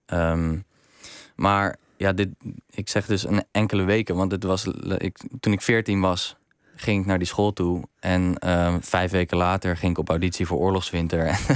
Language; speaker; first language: Dutch; native; Dutch